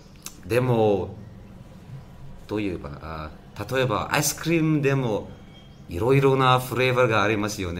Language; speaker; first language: Japanese; non-native, learner; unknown